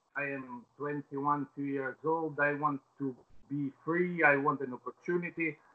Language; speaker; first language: English; non-native, fluent; Albanian